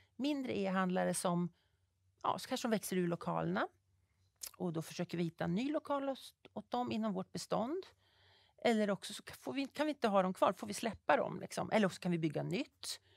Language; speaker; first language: Swedish; native; Swedish